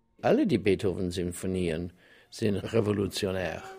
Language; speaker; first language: German; non-native, learner; English